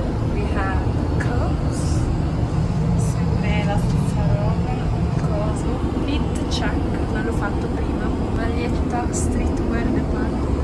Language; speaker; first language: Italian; early bilingual, other home language; Filipino